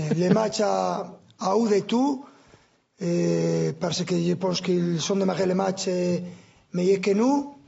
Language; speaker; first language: French; non-native, fluent; Spanish